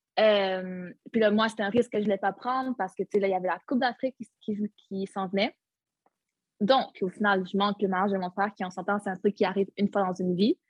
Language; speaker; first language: French; early bilingual, other home language; Arabic